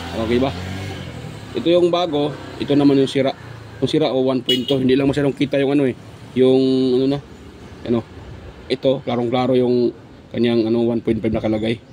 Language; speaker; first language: Filipino; native; Filipino